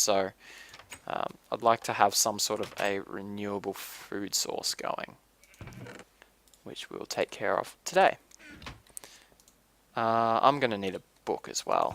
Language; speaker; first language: English; native; English